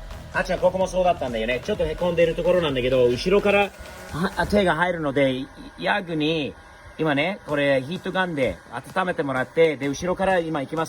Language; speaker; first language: Japanese; non-native, fluent; English